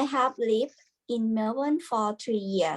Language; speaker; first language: English; non-native, learner; Thai